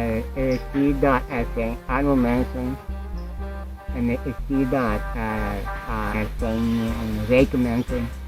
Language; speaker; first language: Dutch; non-native, local second language; Papiamento